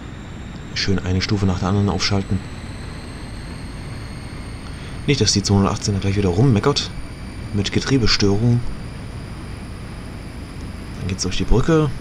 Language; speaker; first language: German; native; German